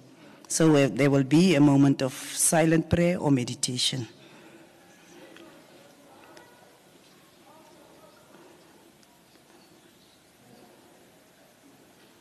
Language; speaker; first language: English; non-native, local second language; Afrikaans